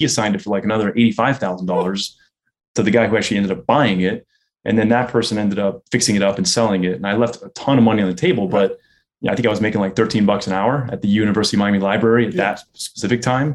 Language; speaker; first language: English; native; English